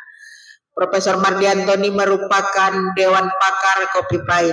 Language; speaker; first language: Indonesian; native; Indonesian